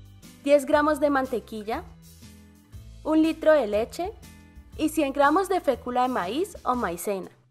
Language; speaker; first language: Spanish; native; Spanish